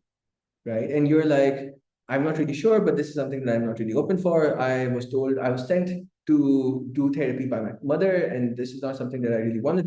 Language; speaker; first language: English; non-native, local second language; Urdu